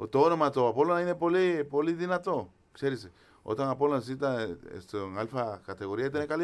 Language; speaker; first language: Greek; non-native, fluent; Spanish